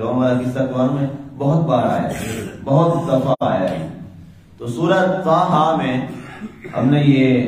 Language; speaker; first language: Urdu; native; Urdu